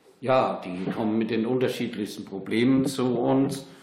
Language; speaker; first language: German; native; German